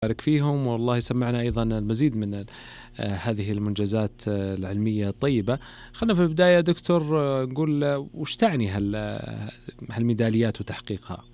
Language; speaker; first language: Arabic; native; Arabic